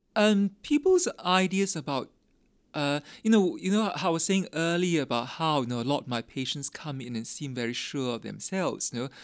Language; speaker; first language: English; non-native, local second language; Min Nan Chinese